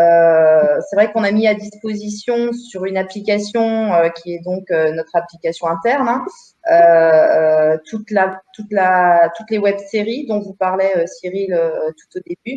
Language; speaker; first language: French; native; French